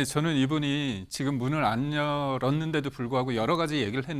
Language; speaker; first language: Korean; native; Korean